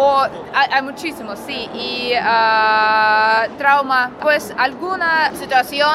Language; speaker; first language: Spanish; non-native, learner; Russian